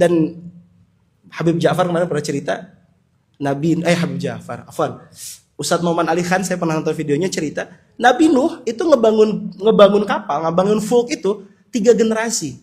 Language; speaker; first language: Indonesian; native; Indonesian